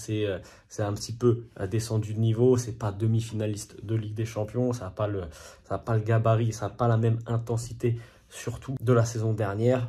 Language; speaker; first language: French; native; French